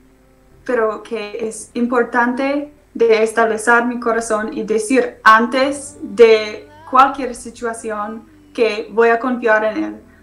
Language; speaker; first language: Spanish; non-native, learner; English